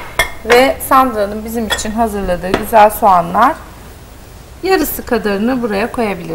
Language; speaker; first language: Turkish; native; Turkish